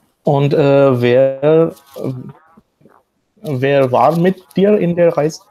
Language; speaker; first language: German; non-native, learner; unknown